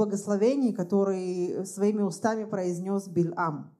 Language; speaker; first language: Russian; native; Russian